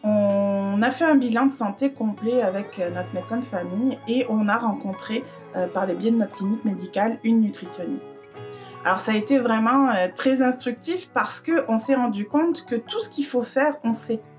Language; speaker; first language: French; native; French